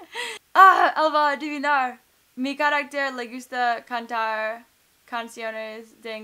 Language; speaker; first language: Spanish; non-native, learner; English